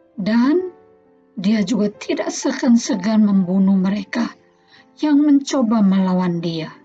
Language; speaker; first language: Indonesian; native; Indonesian